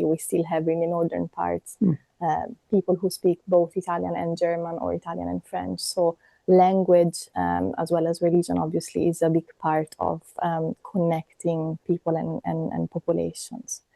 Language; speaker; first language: English; non-native, fluent; Italian